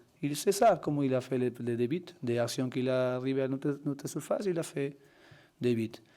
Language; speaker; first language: French; non-native, learner; Spanish